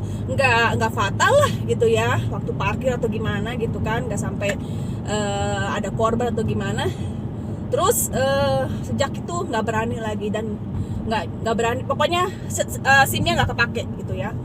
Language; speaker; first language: Indonesian; native; Indonesian